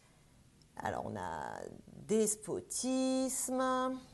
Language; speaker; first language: French; native; French